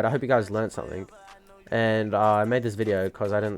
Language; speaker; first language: English; native; English